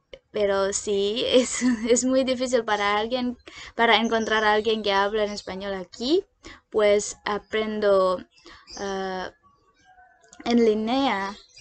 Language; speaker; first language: Spanish; non-native, learner; Indonesian